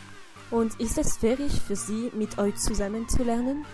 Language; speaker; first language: German; non-native, learner; French